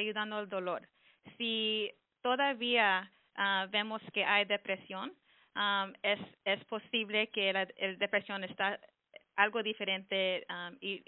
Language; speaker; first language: Spanish; early bilingual, heritage; English